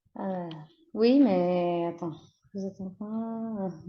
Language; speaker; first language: French; non-native, learner; Spanish